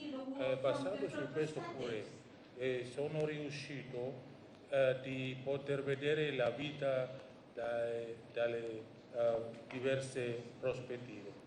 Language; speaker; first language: Italian; non-native, fluent; Indonesian